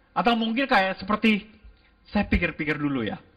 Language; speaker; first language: Indonesian; native; Indonesian